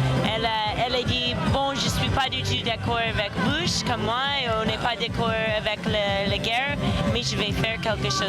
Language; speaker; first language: French; non-native, fluent; English